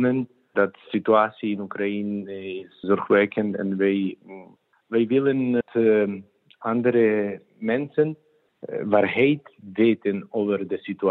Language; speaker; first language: Dutch; non-native, fluent; Ukrainian